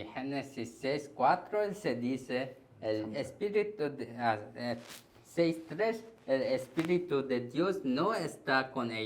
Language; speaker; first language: Spanish; non-native, learner; Korean